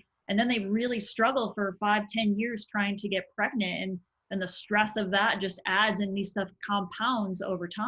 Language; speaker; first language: English; native; English